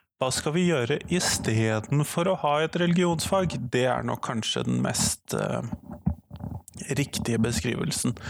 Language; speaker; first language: Norwegian; native; Norwegian